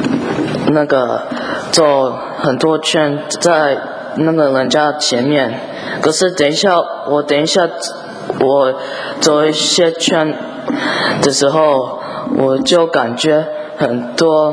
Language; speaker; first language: Chinese; early bilingual, heritage; English